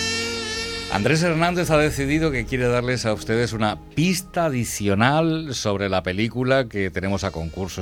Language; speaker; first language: Spanish; native; Spanish